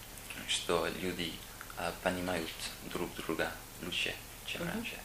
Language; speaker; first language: Russian; non-native, learner; English